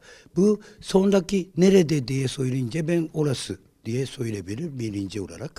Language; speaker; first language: Turkish; non-native, learner; Japanese